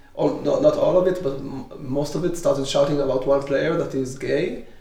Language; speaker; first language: English; non-native, fluent; Hebrew